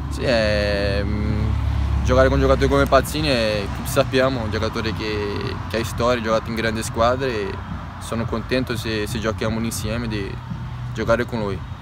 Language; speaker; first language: Italian; non-native, fluent; Portuguese